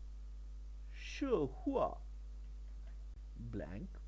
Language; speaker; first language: Chinese; non-native, learner; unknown